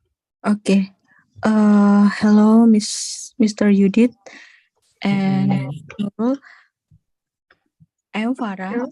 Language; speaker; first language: English; non-native, learner; Indonesian